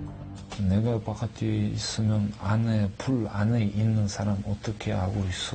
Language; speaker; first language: Korean; non-native, learner; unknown